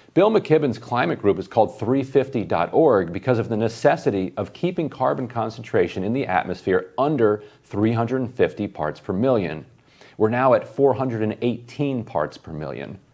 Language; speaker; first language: English; native; English